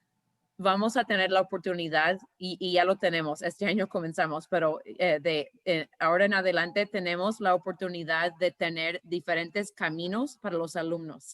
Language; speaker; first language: Spanish; early bilingual, heritage; Spanish